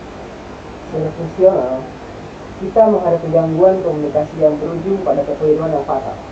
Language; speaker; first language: Indonesian; native; Indonesian